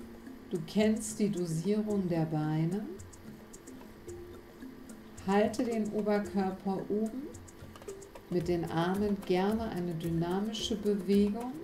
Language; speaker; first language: German; native; German